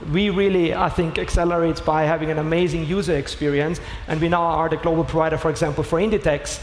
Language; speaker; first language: English; non-native, fluent; German